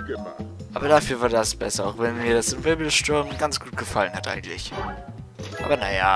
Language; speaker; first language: German; native; German